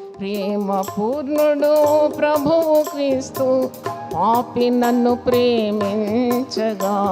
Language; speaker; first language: Telugu; non-native, fluent; Malayalam